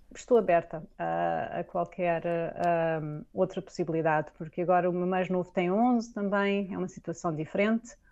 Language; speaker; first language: Portuguese; native; Portuguese